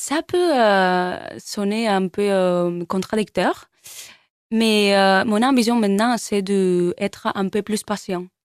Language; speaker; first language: French; non-native, learner; Spanish